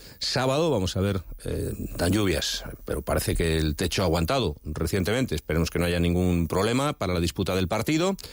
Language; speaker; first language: Spanish; native; Spanish